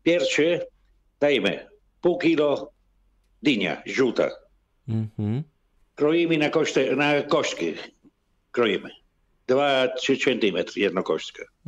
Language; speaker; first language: Polish; non-native, learner; Italian